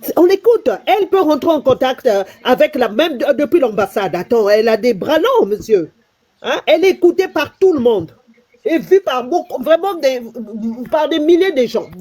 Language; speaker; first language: French; non-native, local second language; Lingala